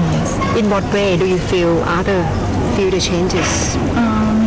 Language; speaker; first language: English; non-native, fluent; Thai